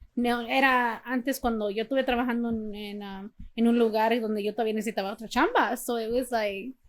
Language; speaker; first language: Spanish; early bilingual, heritage; Spanish